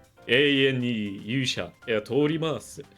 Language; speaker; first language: Japanese; non-native, learner; English